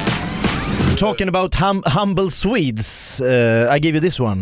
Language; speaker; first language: English; non-native, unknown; Swedish